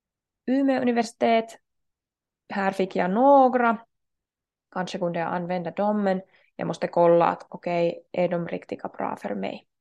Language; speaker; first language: Swedish; non-native, local second language; Finnish